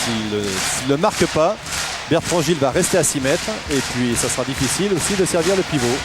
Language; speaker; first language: French; native; French